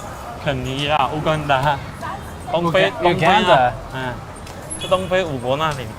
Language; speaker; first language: Chinese; native; Chinese